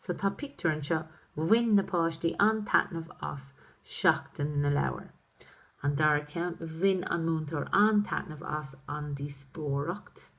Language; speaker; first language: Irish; non-native, local second language; English